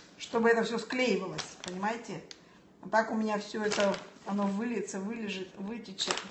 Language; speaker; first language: Russian; native; Russian